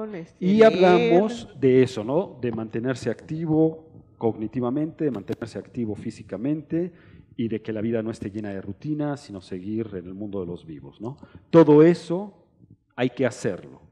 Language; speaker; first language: Spanish; native; Spanish